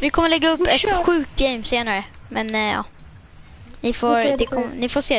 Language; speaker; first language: Swedish; native; Swedish